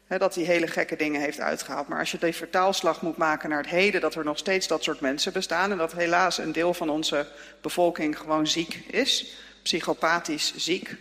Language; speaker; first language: Dutch; native; Dutch